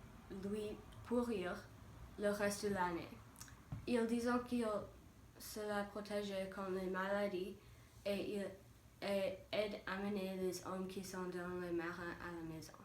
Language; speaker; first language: French; non-native, learner; English